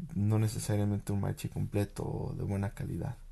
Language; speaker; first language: Spanish; early bilingual, heritage; Spanish